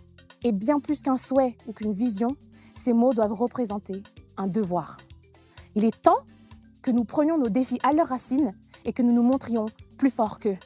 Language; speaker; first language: French; non-native, local second language; Malagasy